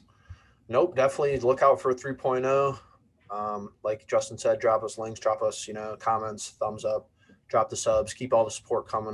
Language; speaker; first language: English; native; English